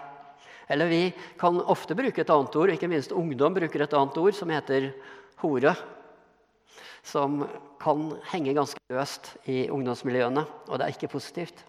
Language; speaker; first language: Norwegian; native; Norwegian